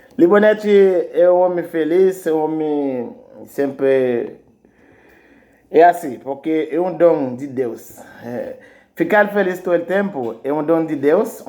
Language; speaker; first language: Portuguese; non-native, learner; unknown